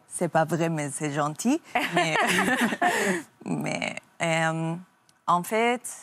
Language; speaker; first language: French; non-native, learner; Persian